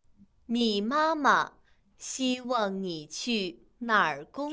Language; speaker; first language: Chinese; non-native, learner; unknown